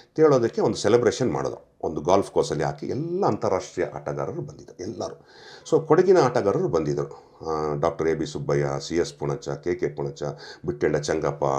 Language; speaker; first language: Kannada; non-native, local second language; Kodava